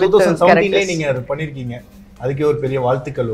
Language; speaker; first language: Tamil; native; Tamil